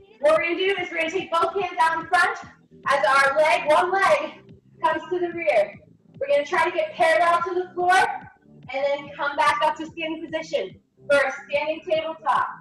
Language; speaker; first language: English; native; English